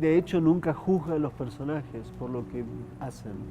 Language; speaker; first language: Spanish; native; Spanish